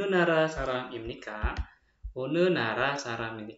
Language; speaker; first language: Korean; non-native, fluent; Indonesian